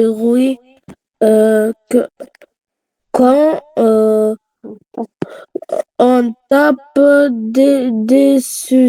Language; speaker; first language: French; non-native, local second language; Arabic